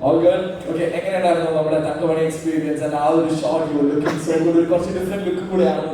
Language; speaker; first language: Malayalam; native; Malayalam